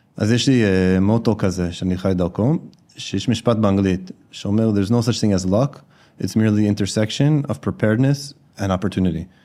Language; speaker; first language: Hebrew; non-native, fluent; English